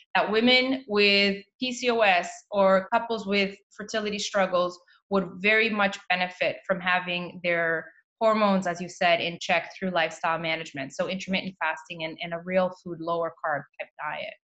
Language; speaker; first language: English; native; English